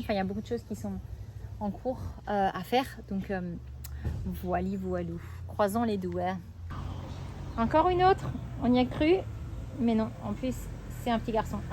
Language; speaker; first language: French; native; French